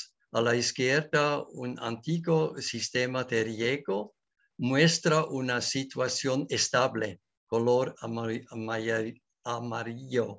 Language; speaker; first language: Spanish; non-native, learner; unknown